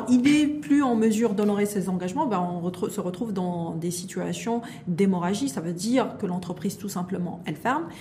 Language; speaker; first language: French; non-native, local second language; Arabic